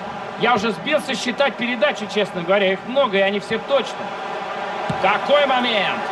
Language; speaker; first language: Russian; native; Russian